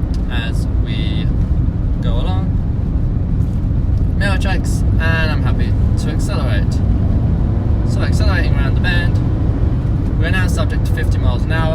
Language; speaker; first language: English; native; English